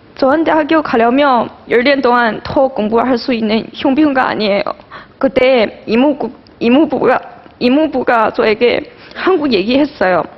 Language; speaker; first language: Korean; non-native, fluent; Chinese